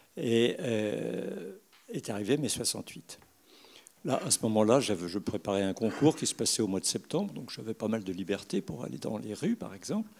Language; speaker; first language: French; native; French